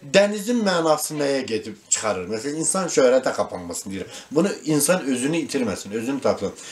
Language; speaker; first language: Azerbaijani; non-native, local second language; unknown